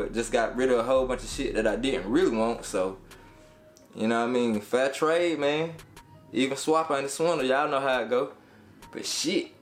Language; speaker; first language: English; native; English